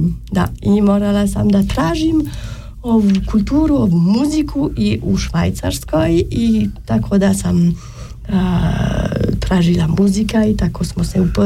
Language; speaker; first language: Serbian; non-native, learner; French